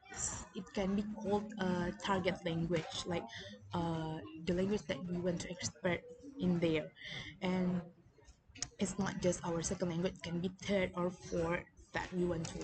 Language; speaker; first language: English; non-native, learner; Indonesian